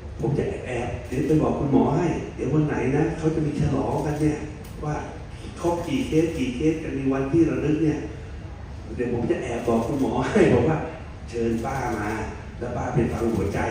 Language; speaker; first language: Thai; native; Thai